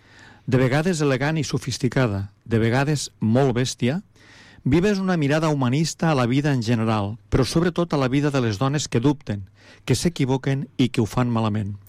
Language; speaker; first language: Catalan; native; Catalan